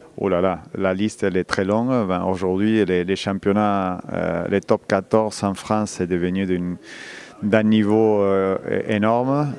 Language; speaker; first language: French; non-native, fluent; Spanish